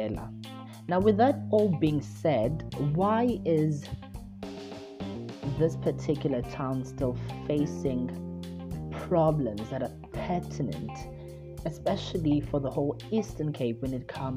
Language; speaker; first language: English; non-native, local second language; Xhosa